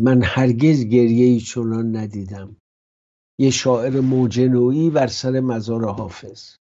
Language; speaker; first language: Persian; native; Persian